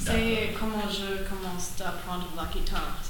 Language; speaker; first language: French; non-native, learner; English